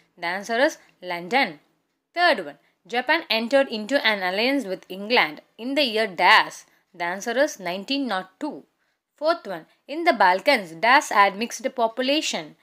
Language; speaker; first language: English; non-native, local second language; Tamil